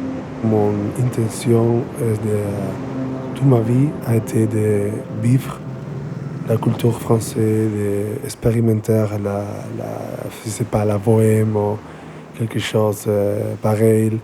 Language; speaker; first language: French; non-native, learner; Spanish